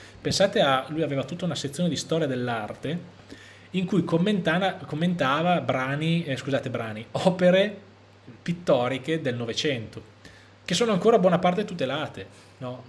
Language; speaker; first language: Italian; native; Italian